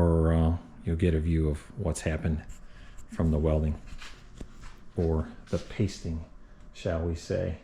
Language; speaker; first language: English; native; English